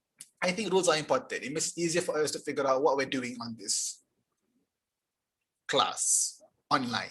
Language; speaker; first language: English; non-native, local second language; Malay